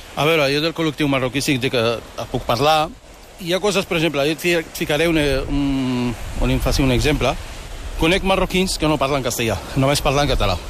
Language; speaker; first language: Catalan; early bilingual, other home language; Arabic